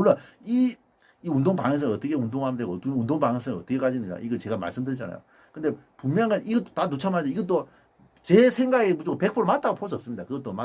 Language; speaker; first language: Korean; native; Korean